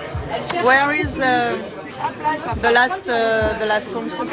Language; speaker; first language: English; non-native, learner; French